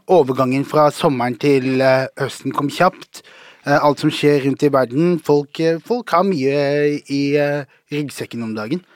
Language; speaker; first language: Norwegian; early bilingual, other home language; Somali